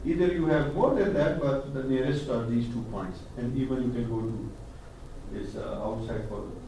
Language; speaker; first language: English; non-native, local second language; Urdu